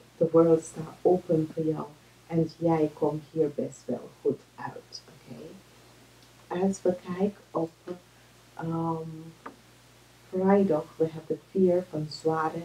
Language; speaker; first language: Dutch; non-native, fluent; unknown